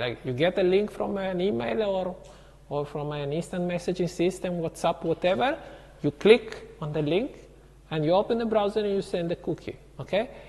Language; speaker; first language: English; non-native, fluent; Italian